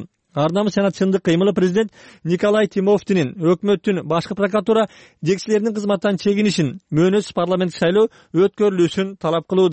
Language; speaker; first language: Kyrgyz; native; Kyrgyz